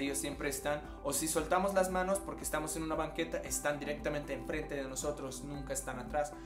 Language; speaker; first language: Spanish; non-native, fluent; English